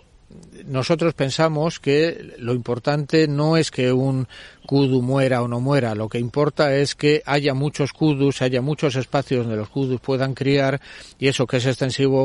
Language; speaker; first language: Spanish; native; Spanish